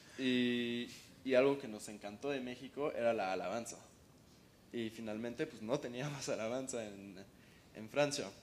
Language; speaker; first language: Spanish; early bilingual, heritage; Spanish